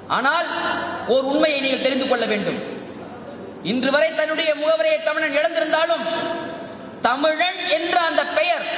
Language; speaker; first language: Tamil; early bilingual, heritage; Tamil